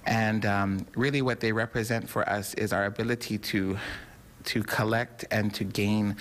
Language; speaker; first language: English; native; English